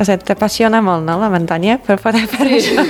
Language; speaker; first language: Catalan; non-native, fluent; English